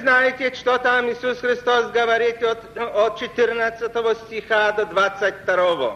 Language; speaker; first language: Russian; non-native, fluent; Polish